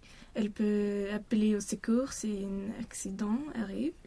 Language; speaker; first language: French; non-native, learner; Swedish